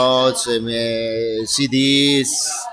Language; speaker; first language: English; non-native, fluent; Spanish